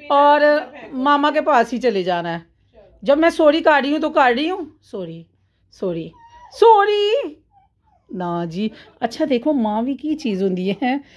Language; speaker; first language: Urdu; non-native, local second language; Punjabi